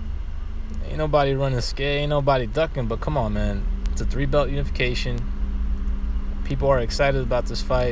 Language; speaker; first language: English; native; English